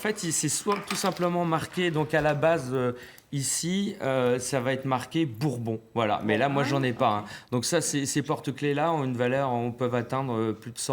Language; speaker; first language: French; native; French